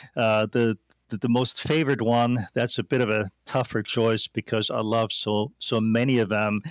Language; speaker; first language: English; non-native, fluent; German